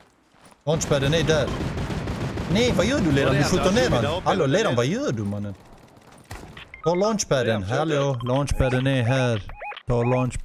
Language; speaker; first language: Swedish; native; Swedish